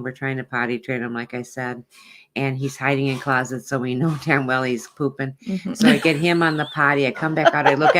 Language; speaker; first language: English; native; English